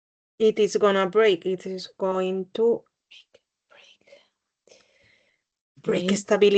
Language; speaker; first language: English; non-native, learner; Spanish